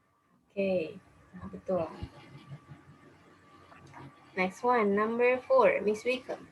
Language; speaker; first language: English; non-native, fluent; Indonesian